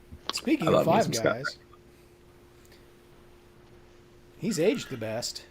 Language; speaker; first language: English; native; English